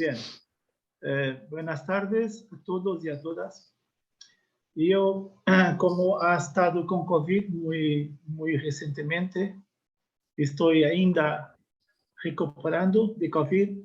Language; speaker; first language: Spanish; non-native, learner; Portuguese